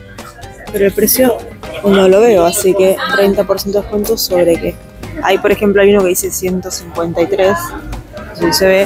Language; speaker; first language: Spanish; native; Spanish